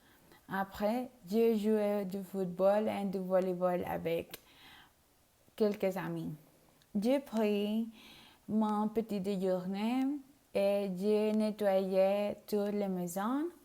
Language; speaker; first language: French; non-native, learner; Spanish